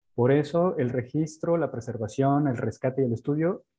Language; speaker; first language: Spanish; native; Spanish